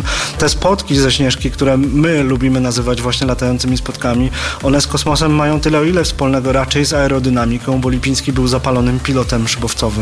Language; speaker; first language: Polish; native; Polish